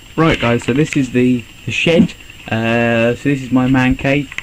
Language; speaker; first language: English; native; English